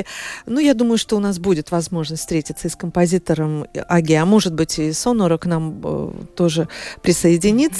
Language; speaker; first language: Russian; native; Russian